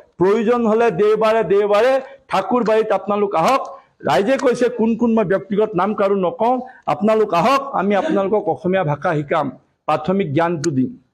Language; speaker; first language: Assamese; non-native, local second language; Marwari